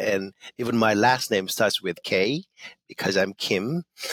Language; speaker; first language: English; non-native, fluent; Korean